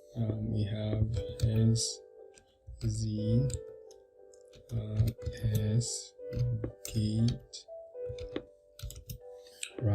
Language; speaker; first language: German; non-native, learner; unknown